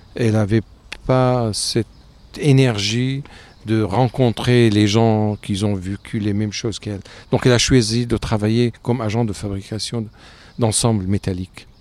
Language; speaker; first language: French; non-native, fluent; Arabic